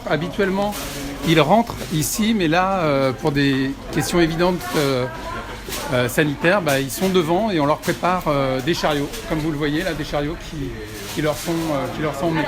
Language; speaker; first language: French; native; French